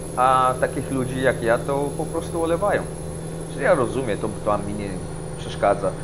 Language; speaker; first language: Polish; early bilingual, heritage; Polish